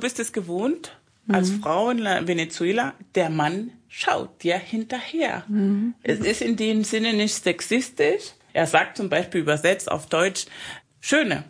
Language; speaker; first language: German; early bilingual, other home language; Spanish